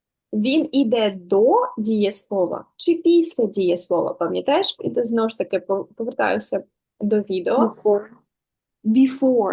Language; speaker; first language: Russian; native; Russian